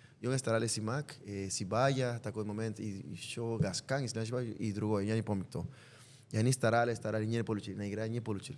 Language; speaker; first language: Russian; non-native, learner; Spanish